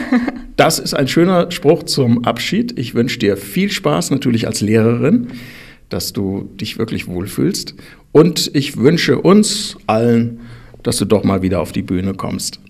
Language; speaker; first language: German; native; German